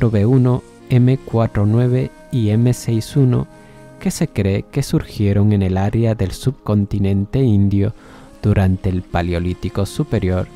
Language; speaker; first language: Spanish; native; Spanish